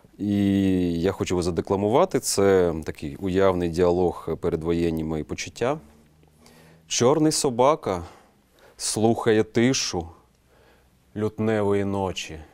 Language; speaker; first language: Ukrainian; non-native, local second language; Russian